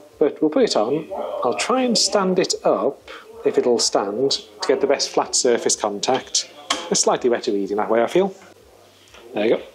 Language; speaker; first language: English; native; English